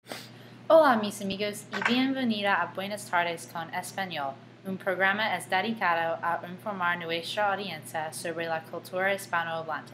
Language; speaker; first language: Spanish; non-native, learner; English